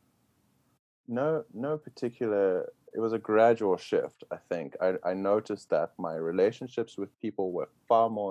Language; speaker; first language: English; native; English